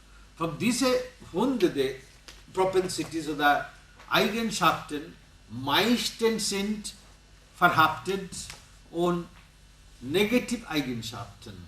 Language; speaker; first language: German; non-native, learner; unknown